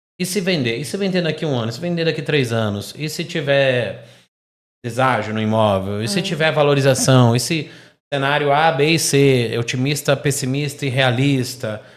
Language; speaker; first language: Portuguese; native; Portuguese